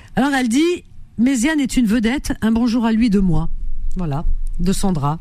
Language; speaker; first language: French; native; French